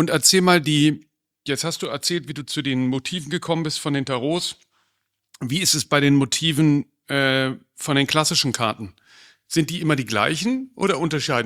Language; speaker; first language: German; native; German